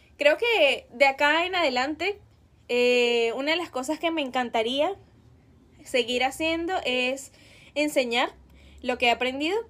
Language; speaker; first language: Spanish; native; Spanish